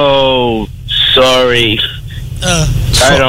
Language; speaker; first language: English; non-native, learner; Portuguese